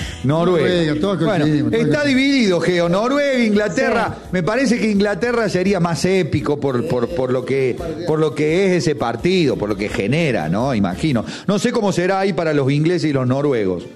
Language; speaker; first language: Spanish; native; Spanish